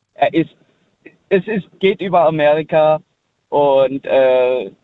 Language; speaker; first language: German; early bilingual, heritage; German